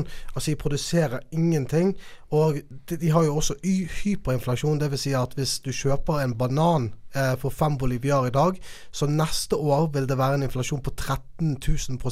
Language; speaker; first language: Norwegian; native; Norwegian